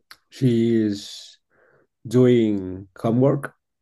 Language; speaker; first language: English; non-native, learner; Spanish